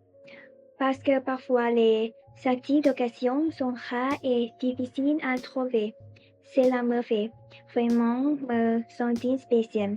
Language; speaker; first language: French; non-native, learner; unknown